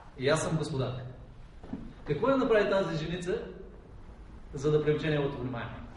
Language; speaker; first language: Bulgarian; native; Bulgarian